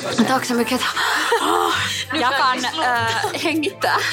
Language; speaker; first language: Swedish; non-native, learner; Finnish